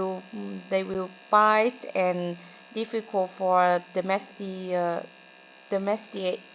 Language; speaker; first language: English; non-native, learner; Vietnamese